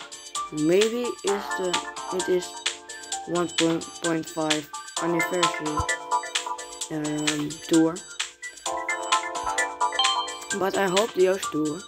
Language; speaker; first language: English; non-native, learner; Dutch